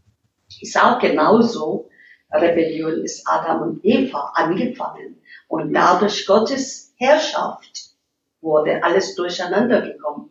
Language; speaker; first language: German; non-native, learner; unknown